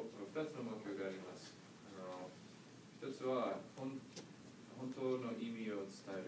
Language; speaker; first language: Japanese; non-native, learner; English